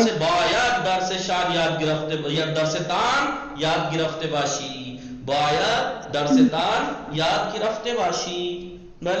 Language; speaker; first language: Persian; non-native, fluent; Urdu